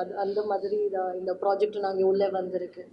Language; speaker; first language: Tamil; non-native, learner; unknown